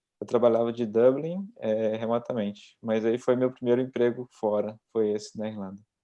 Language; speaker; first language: Portuguese; native; Portuguese